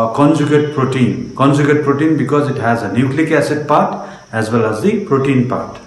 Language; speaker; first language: English; non-native, local second language; Nepali